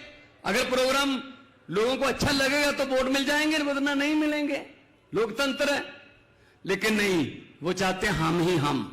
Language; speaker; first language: Hindi; non-native, local second language; Punjabi